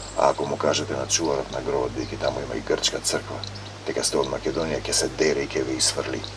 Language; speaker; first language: Macedonian; native; Macedonian